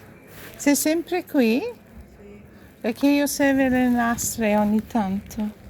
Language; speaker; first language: Italian; non-native, learner; English